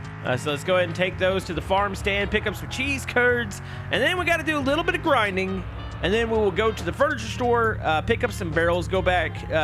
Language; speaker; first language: English; native; English